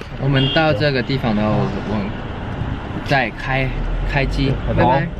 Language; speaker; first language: Chinese; non-native, learner; Thai